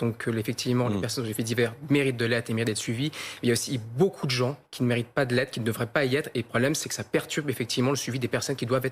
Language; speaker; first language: French; native; French